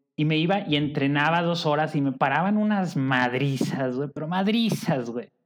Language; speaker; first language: Spanish; native; Spanish